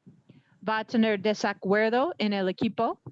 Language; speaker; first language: Spanish; non-native, learner; English